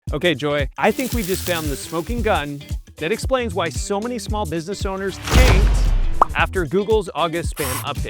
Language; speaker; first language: English; native; English